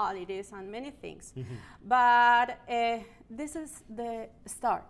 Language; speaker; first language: English; non-native, learner; Spanish